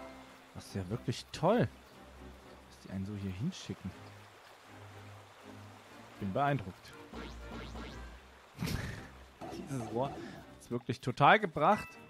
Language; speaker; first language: German; native; German